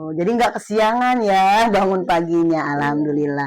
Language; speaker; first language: Indonesian; native; Indonesian